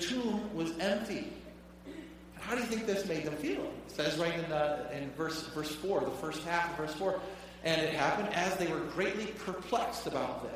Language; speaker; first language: English; native; English